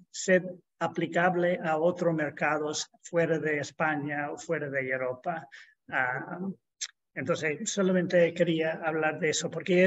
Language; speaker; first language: Spanish; non-native, fluent; English